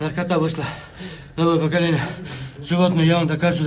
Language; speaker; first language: Russian; native; Russian